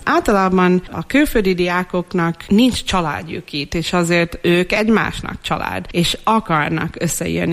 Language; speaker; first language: Hungarian; non-native, fluent; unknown